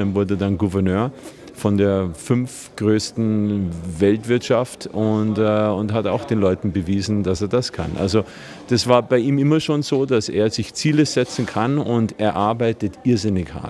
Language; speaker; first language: German; native; German